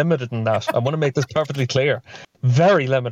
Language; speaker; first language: English; native; English